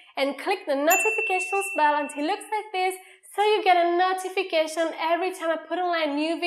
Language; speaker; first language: English; non-native, fluent; Italian